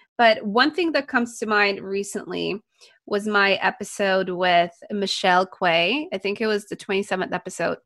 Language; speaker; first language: English; non-native, fluent; Polish